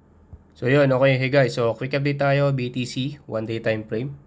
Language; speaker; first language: Filipino; native; Filipino